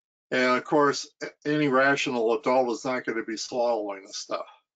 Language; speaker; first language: English; native; English